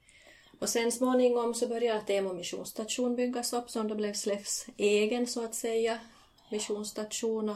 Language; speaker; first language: Swedish; native; Swedish